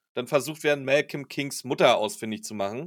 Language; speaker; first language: German; native; German